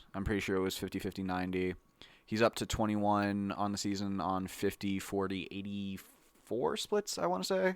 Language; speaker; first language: English; native; English